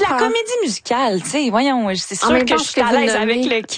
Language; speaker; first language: French; native; French